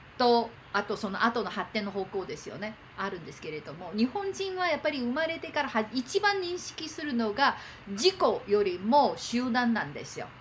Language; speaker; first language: Japanese; non-native, fluent; Chinese